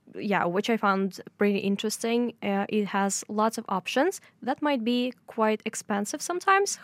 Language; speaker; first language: English; non-native, fluent; Russian